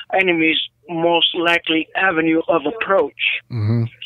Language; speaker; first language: English; native; English